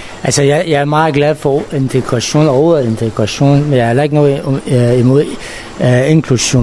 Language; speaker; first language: Danish; non-native, fluent; Persian